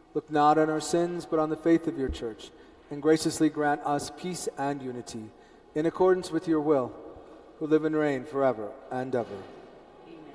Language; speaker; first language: English; early bilingual, other home language; Spanish